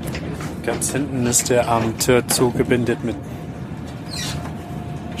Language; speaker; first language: German; non-native, fluent; Bulgarian